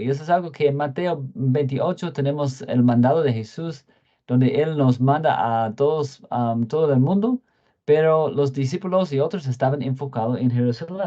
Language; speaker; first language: Spanish; non-native, fluent; English